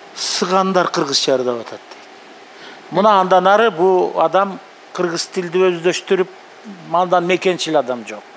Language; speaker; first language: Kyrgyz; non-native, local second language; Russian